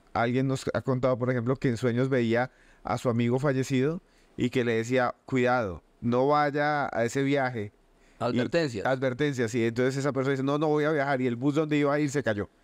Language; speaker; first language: Spanish; native; Spanish